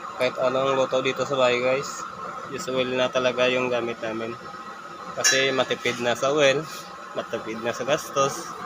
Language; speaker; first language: Filipino; non-native, local second language; Hiligaynon